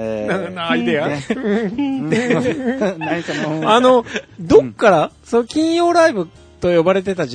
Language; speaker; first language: Japanese; native; Japanese